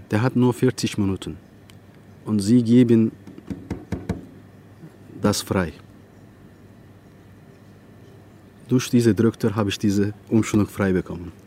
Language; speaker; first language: German; non-native, fluent; Turkish